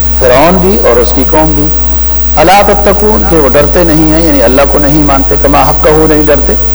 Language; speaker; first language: Urdu; native; Urdu